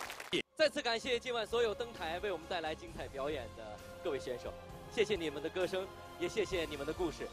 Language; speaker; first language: Chinese; native; Chinese